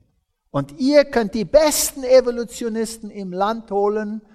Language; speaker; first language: German; early bilingual, heritage; German